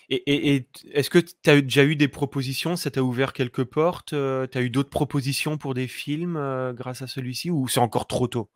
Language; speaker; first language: French; native; French